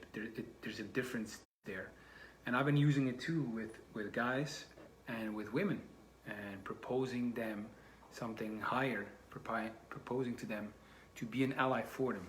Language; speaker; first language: English; non-native, fluent; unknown